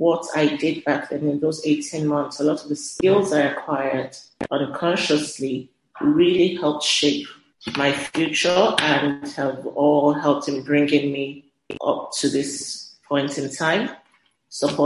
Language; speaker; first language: English; non-native, local second language; Yoruba